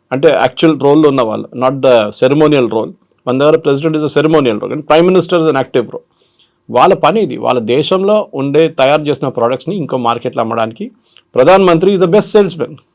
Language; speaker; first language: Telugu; non-native, local second language; Malayalam